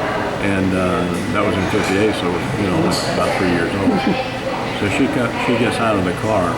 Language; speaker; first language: English; native; English